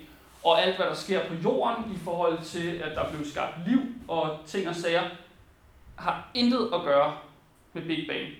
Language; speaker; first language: Danish; native; Danish